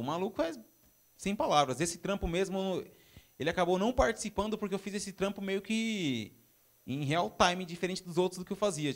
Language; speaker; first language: Portuguese; native; Portuguese